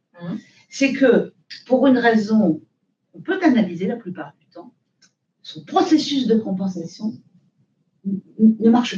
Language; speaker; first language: French; native; French